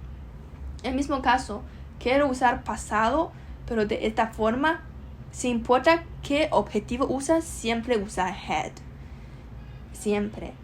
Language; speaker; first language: Spanish; non-native, learner; Chinese